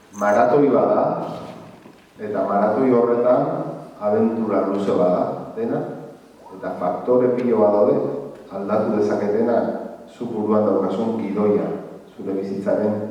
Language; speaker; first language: Basque; non-native, local second language; Spanish